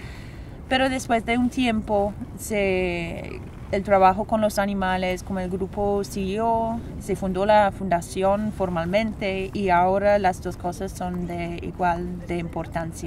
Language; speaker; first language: Spanish; non-native, fluent; English